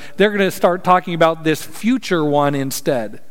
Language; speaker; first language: English; native; English